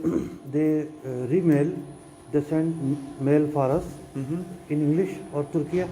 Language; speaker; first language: English; non-native, learner; Urdu